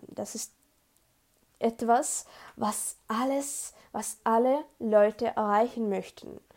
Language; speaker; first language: German; non-native, learner; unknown